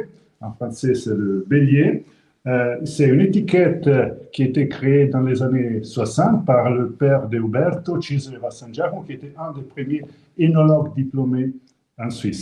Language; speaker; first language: French; non-native, local second language; Italian